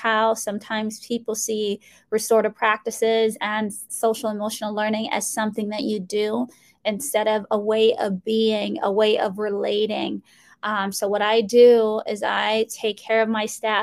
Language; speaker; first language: English; early bilingual, other home language; Somali